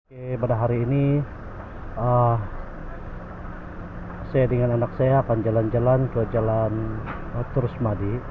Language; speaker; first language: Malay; non-native, local second language; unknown